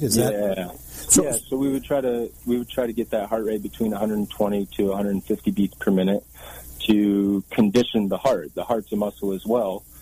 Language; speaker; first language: English; native; English